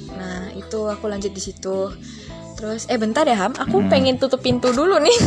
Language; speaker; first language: Indonesian; early bilingual, heritage; Malay